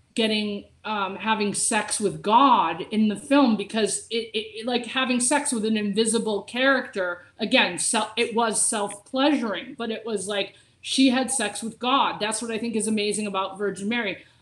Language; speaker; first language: English; native; English